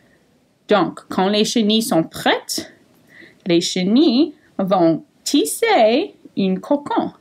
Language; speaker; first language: French; non-native, fluent; English